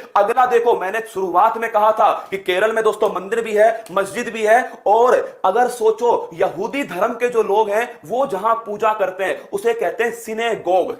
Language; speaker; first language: Hindi; native; Hindi